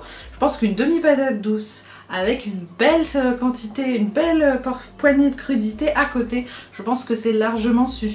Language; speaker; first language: French; native; French